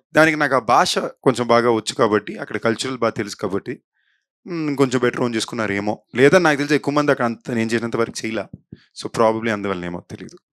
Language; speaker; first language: Telugu; native; Telugu